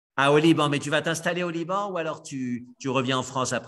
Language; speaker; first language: French; native; French